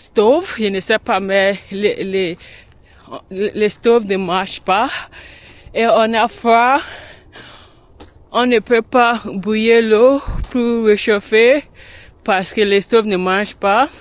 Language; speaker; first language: French; non-native, learner; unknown